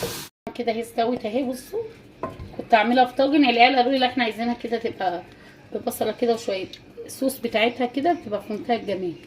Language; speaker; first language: Arabic; native; Arabic